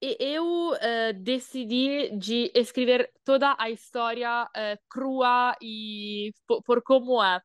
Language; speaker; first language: Portuguese; non-native, learner; Italian